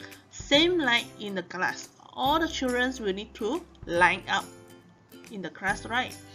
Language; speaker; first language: English; non-native, local second language; Chinese